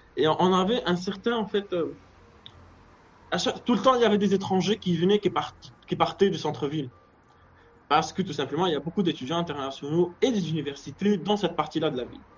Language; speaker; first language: French; non-native, local second language; Arabic